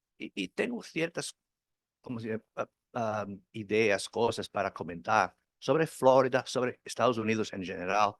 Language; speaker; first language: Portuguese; non-native, learner; Spanish